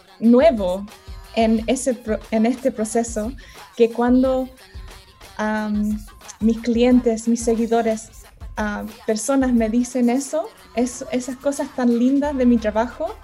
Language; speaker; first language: Spanish; early bilingual, heritage; Spanish